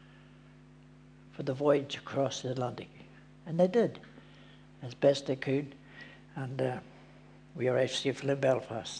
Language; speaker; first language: English; native; English